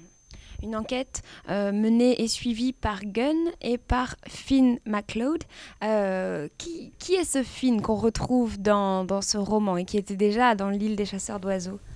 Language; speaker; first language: French; native; French